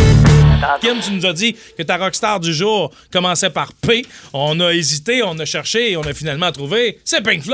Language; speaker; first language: French; native; French